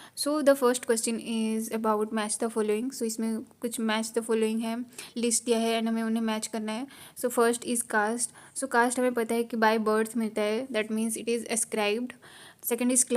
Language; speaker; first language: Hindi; native; Hindi